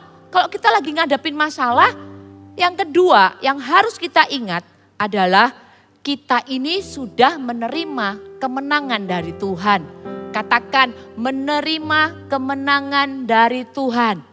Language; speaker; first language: Indonesian; native; Indonesian